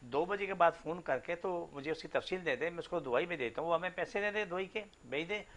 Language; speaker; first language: Urdu; non-native, local second language; Punjabi